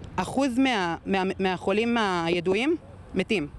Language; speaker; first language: Hebrew; native; Hebrew